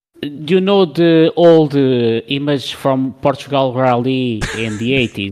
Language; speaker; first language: English; non-native, learner; Portuguese